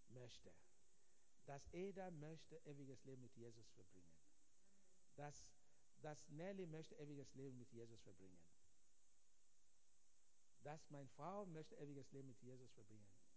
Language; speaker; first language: German; non-native, fluent; Igbo